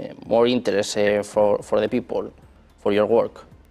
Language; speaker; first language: English; non-native, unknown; Spanish